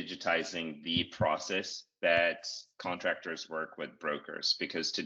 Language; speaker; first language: English; non-native, local second language; Shona